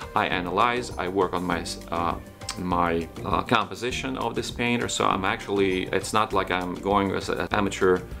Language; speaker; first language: English; non-native, fluent; Ukrainian